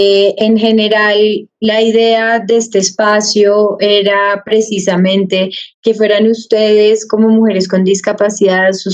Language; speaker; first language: Spanish; native; Spanish